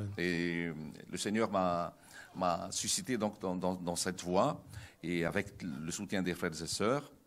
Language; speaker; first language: French; non-native, local second language; Malagasy